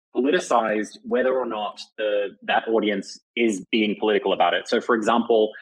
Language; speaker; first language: English; native; English